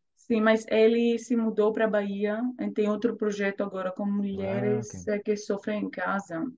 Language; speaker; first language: Portuguese; non-native, fluent; Greek